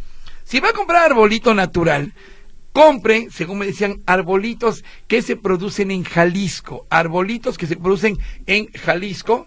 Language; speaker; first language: Spanish; native; Spanish